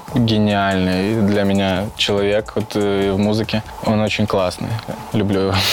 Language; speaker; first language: Russian; native; Russian